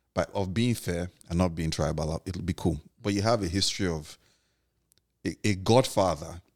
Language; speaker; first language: English; non-native, local second language; Igbo